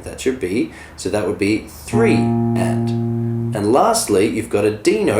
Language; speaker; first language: English; native; English